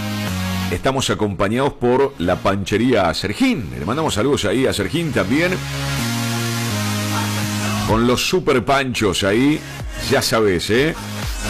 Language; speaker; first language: Spanish; native; Spanish